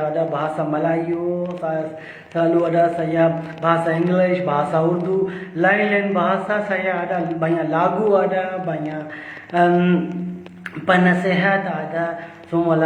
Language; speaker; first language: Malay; non-native, learner; Urdu